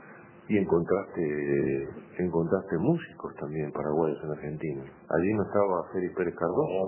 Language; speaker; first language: Spanish; native; Spanish